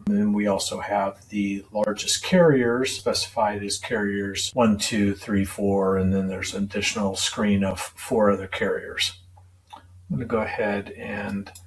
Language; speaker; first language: English; native; English